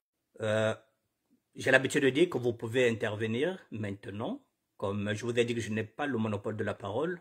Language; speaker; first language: French; non-native, local second language; Lingala